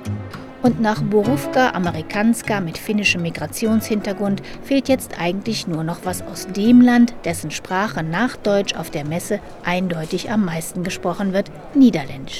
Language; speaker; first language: German; native; German